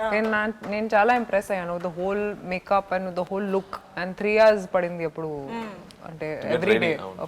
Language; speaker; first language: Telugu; non-native, fluent; Hindi